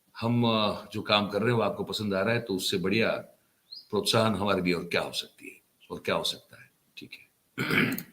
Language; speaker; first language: Hindi; non-native, local second language; Gujarati